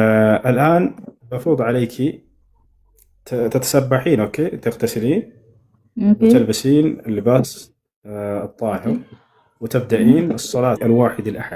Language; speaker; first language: Arabic; non-native, fluent; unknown